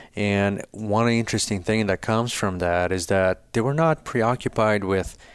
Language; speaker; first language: English; early bilingual, other home language; Portuguese